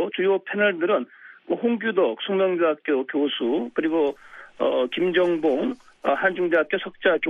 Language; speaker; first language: Korean; native; Korean